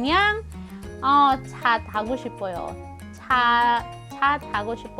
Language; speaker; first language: Korean; non-native, fluent; Filipino